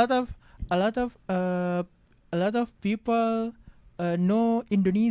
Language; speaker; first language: English; non-native, learner; Indonesian